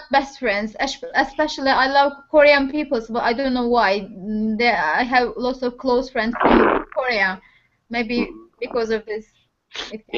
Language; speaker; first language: English; non-native, learner; Turkish